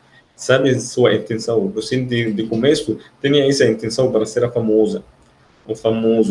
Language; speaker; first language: Portuguese; non-native, fluent; Arabic